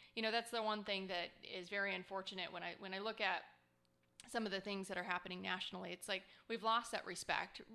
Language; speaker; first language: English; native; English